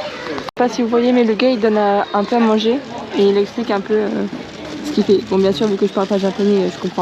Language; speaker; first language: French; native; French